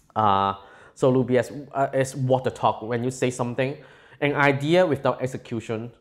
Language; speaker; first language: English; non-native, local second language; Cantonese